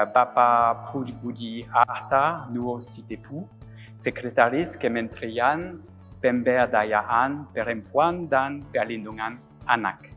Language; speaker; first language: Indonesian; non-native, learner; French